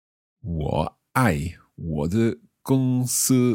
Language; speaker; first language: Chinese; non-native, learner; English